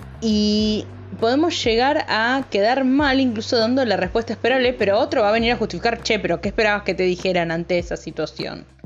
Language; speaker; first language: Spanish; native; Spanish